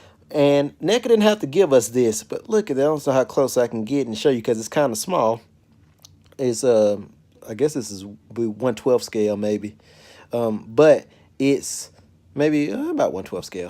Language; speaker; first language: English; native; English